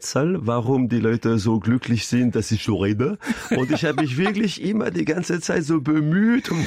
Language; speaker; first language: German; non-native, fluent; French